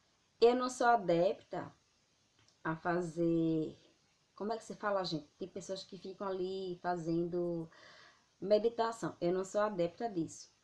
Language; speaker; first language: Portuguese; native; Portuguese